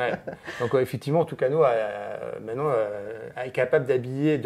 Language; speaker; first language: French; native; French